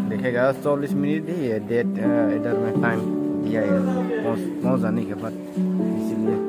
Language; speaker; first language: Hindi; non-native, local second language; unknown